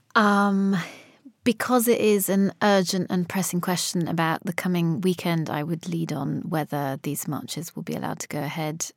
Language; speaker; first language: English; early bilingual, other home language; Polish